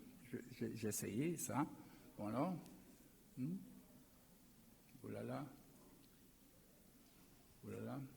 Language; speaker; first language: French; non-native, learner; German